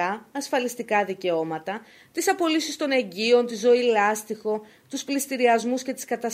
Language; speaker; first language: Greek; native; Greek